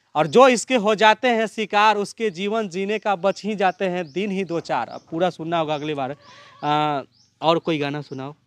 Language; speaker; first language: Hindi; native; Hindi